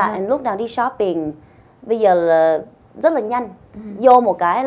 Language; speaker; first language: Vietnamese; early bilingual, heritage; Vietnamese